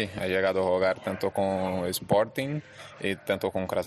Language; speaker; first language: Spanish; non-native, fluent; Portuguese